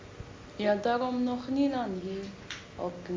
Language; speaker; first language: Dutch; non-native, learner; Arabic